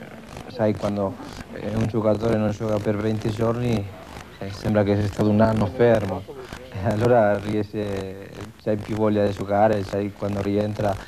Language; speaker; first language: Italian; non-native, fluent; Spanish